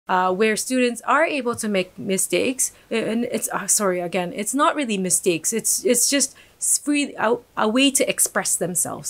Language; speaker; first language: English; non-native, fluent; Japanese